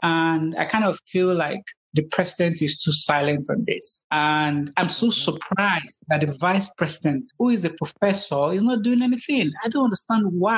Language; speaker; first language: English; non-native, local second language; Yoruba